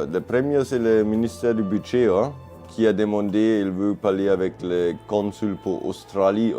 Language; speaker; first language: French; non-native, fluent; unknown